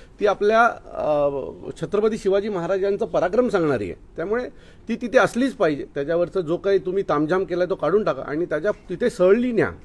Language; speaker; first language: Marathi; native; Marathi